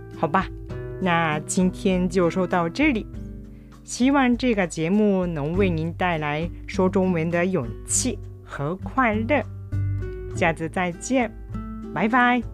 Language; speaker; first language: Chinese; non-native, fluent; Japanese